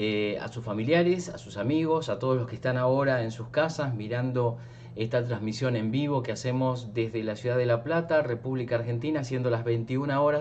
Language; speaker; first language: Spanish; native; Spanish